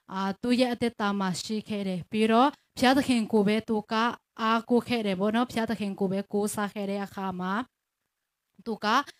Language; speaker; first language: Burmese; non-native, local second language; Tedim Chin